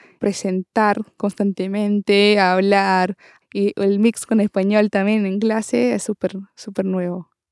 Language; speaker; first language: Spanish; non-native, learner; Portuguese